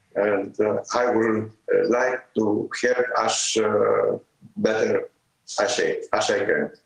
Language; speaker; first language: English; non-native, learner; Greek